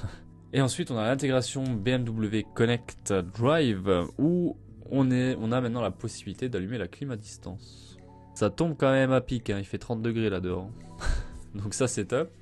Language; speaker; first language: French; native; French